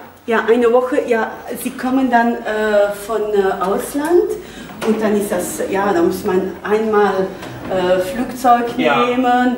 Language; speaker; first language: German; non-native, learner; Dutch